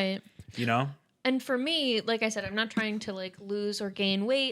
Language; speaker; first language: English; native; English